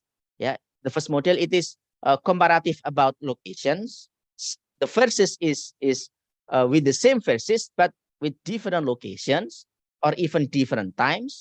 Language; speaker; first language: English; non-native, learner; Indonesian